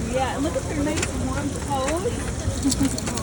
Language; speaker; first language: English; native; English